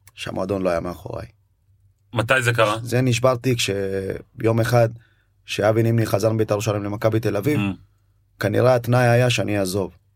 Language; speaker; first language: Hebrew; early bilingual, other home language; Amharic